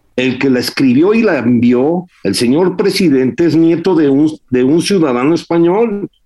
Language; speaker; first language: Spanish; early bilingual, heritage; Spanish